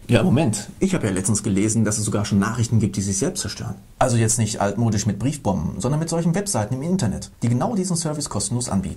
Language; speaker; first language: German; native; German